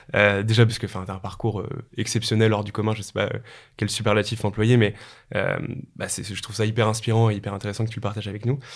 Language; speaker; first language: French; native; French